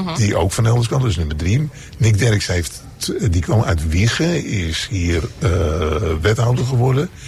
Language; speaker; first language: Dutch; native; Dutch